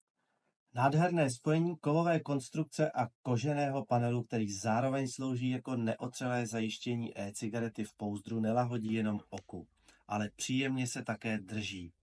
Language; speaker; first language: Czech; native; Czech